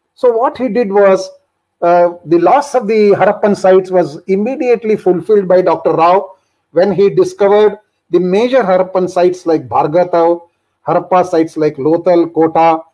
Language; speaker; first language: English; non-native, local second language; Kannada